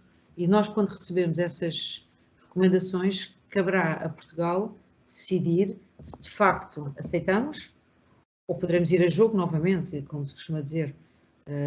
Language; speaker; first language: Portuguese; native; Portuguese